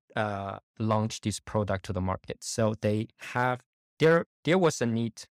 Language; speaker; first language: English; non-native, fluent; Chinese